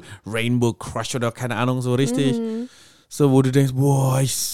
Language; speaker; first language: German; non-native, fluent; Indonesian